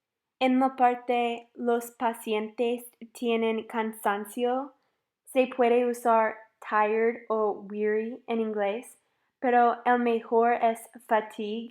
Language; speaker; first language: Spanish; non-native, fluent; English